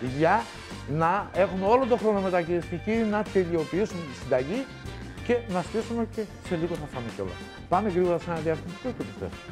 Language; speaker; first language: Greek; native; Greek